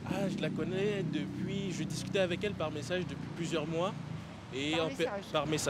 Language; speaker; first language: French; native; French